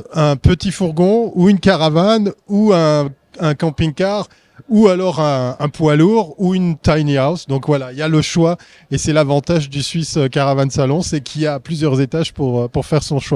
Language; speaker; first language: French; native; French